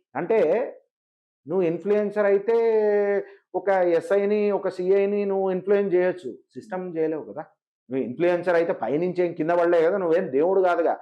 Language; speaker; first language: Telugu; native; Telugu